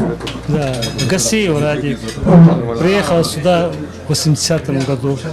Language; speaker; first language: Russian; non-native, local second language; Lezghian